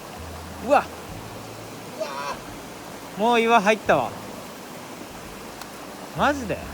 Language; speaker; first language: Japanese; native; Japanese